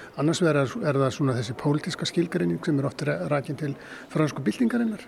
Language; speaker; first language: Icelandic; native; Icelandic